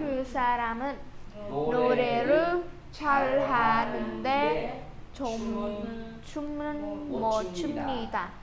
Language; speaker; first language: Korean; non-native, learner; Vietnamese